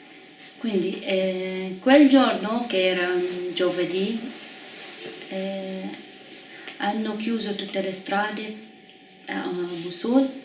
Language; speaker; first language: Italian; non-native, fluent; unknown